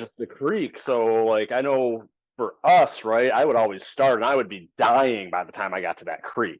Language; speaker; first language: English; native; English